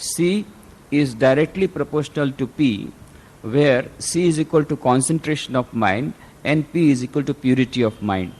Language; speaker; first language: English; non-native, local second language; Gujarati